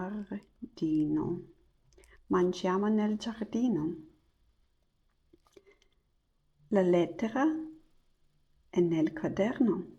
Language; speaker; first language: Italian; non-native, learner; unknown